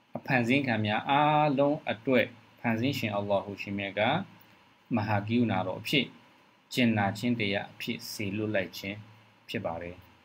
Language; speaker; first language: Burmese; native; Burmese